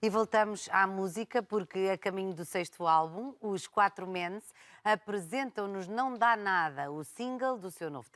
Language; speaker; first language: Portuguese; native; Portuguese